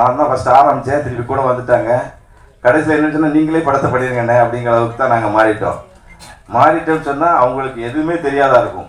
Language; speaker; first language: Tamil; native; Tamil